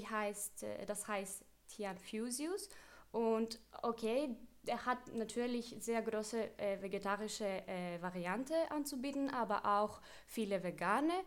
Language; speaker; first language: German; non-native, fluent; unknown